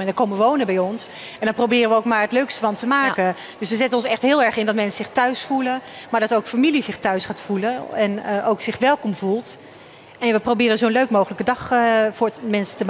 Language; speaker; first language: Dutch; native; Dutch